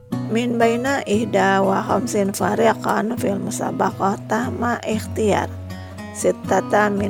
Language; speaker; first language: Arabic; non-native, fluent; Indonesian